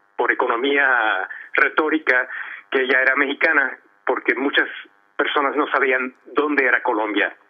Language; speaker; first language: Spanish; early bilingual, heritage; Spanish